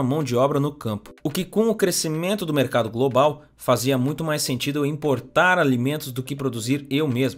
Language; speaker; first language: Portuguese; native; Portuguese